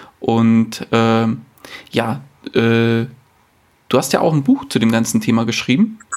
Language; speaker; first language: German; native; German